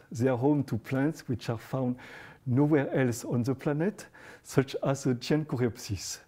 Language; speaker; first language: English; non-native, fluent; French